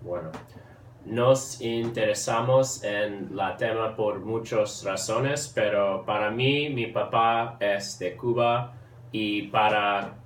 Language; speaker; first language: Spanish; early bilingual, heritage; English